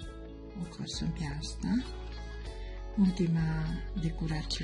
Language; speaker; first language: Italian; non-native, learner; Romanian